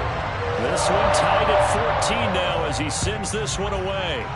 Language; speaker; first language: English; native; English